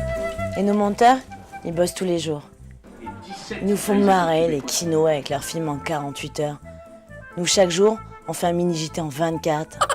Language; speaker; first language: French; native; French